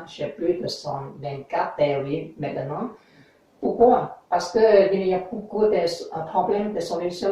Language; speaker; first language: French; non-native, fluent; English